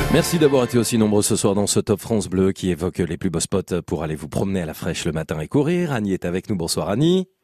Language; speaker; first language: French; native; French